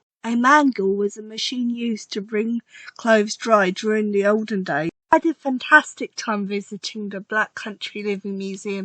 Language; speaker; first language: English; native; English